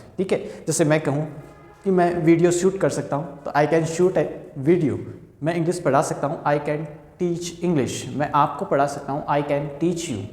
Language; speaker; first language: Hindi; native; Hindi